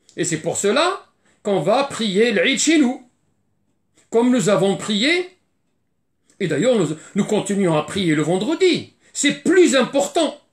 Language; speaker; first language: French; non-native, fluent; Arabic